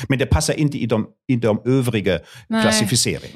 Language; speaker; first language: Swedish; non-native, fluent; German